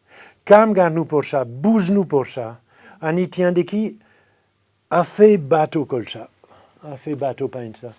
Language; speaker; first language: Nepali; non-native, fluent; French